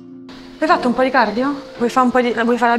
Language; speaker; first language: Italian; native; Italian